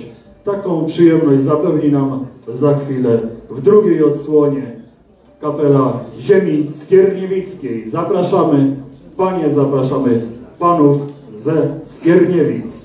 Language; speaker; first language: Polish; native; Polish